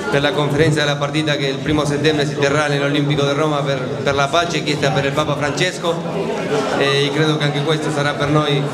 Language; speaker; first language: Italian; non-native, fluent; Spanish